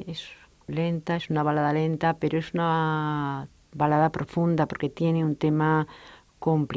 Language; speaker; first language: Spanish; native; Spanish